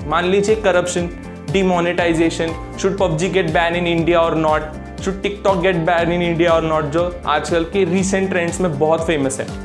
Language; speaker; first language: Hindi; non-native, local second language; Marathi